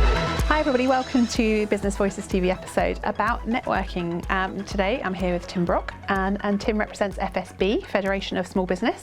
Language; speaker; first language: English; native; English